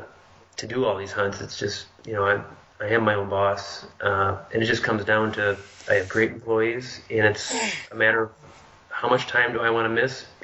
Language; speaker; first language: English; native; English